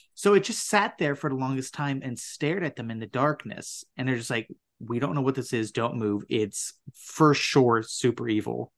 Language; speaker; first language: English; native; English